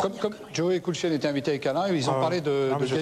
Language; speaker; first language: French; native; French